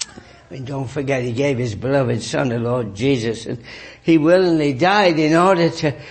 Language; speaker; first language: English; native; English